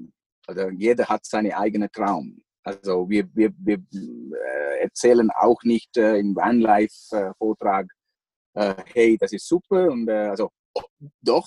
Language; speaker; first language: German; non-native, fluent; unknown